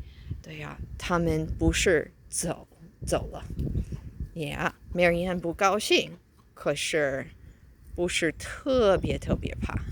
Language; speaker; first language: Chinese; non-native, fluent; English